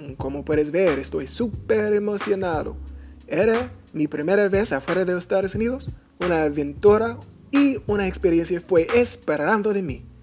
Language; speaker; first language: Spanish; non-native, learner; English